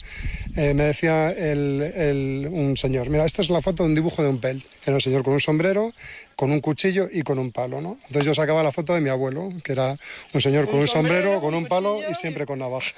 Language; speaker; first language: Spanish; native; Spanish